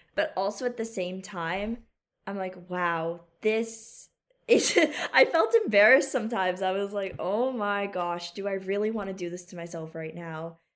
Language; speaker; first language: English; native; English